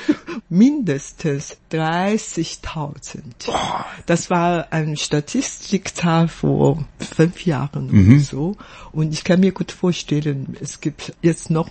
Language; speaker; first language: German; non-native, fluent; Chinese